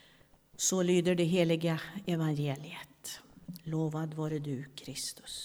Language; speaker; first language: Swedish; native; Swedish